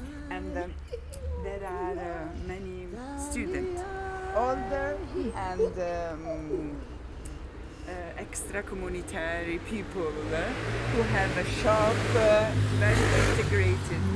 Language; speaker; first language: English; non-native, learner; Italian